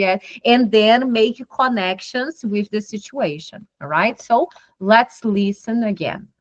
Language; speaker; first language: English; non-native, fluent; Portuguese